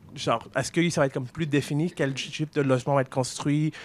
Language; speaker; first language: French; native; French